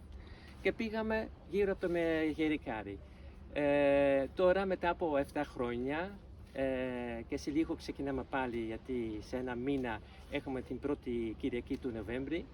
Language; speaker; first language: Greek; non-native, fluent; Dutch